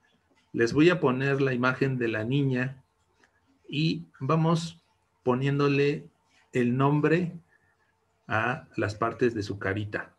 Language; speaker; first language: Spanish; native; Spanish